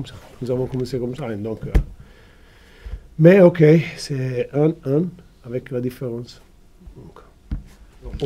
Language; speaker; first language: French; non-native, fluent; Italian